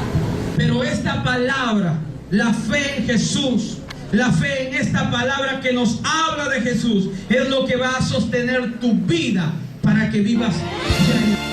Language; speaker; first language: Spanish; native; Spanish